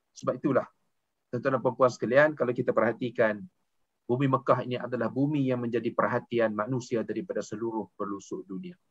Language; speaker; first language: Malay; native; Malay